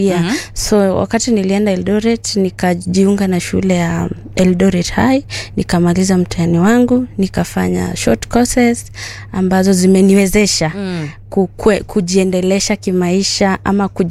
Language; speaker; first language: Swahili; non-native, local second language; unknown